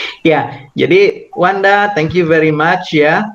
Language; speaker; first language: English; non-native, fluent; Indonesian